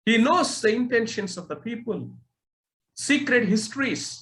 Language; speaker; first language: English; non-native, local second language; Telugu